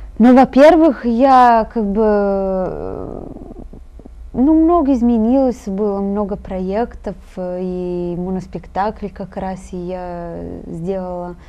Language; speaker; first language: Russian; non-native, fluent; Italian